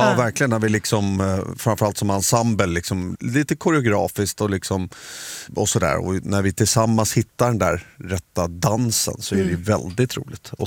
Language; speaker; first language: Swedish; native; Swedish